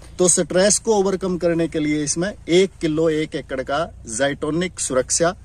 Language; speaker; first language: Hindi; native; Hindi